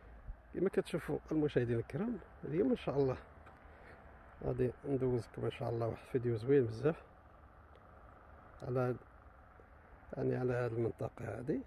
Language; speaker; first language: Arabic; native; Arabic